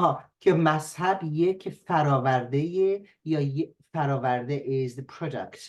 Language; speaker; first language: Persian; native; Persian